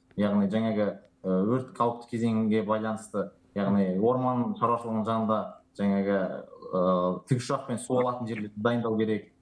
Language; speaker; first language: Kazakh; native; Kazakh